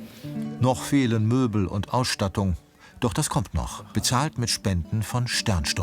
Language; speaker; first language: German; native; German